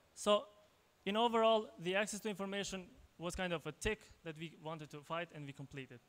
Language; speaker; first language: English; non-native, fluent; Albanian